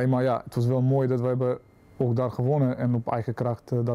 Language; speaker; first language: Dutch; non-native, fluent; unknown